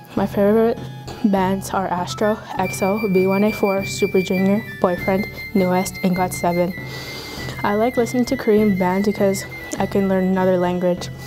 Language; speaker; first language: English; native; English